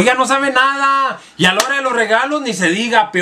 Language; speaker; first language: Spanish; native; Spanish